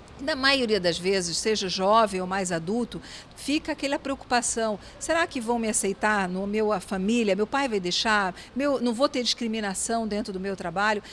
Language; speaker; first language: Portuguese; native; Portuguese